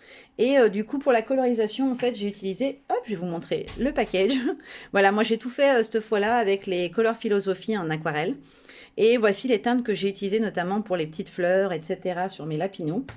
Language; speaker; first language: French; native; French